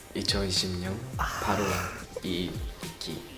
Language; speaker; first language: Korean; non-native, learner; Japanese